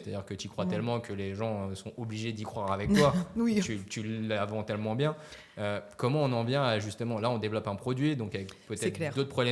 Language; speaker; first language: French; native; French